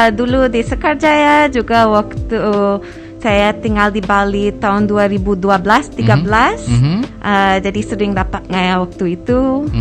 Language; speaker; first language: Indonesian; non-native, fluent; English